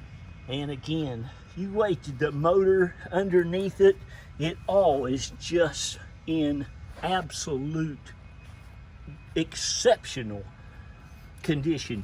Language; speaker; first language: English; native; English